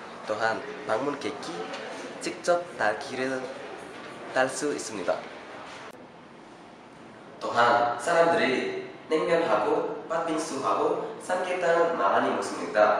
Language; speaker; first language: Korean; non-native, learner; Indonesian